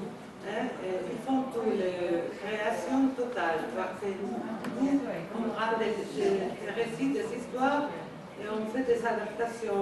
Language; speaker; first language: French; non-native, fluent; Spanish